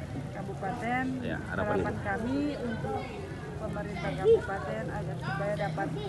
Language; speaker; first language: Indonesian; native; Indonesian